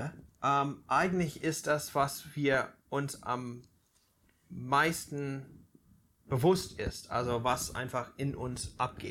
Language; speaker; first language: German; non-native, fluent; English